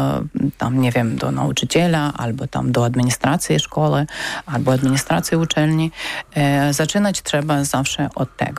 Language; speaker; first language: Polish; non-native, learner; Ukrainian